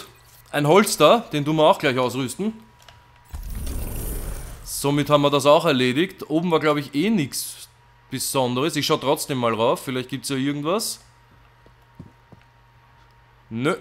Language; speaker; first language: German; native; German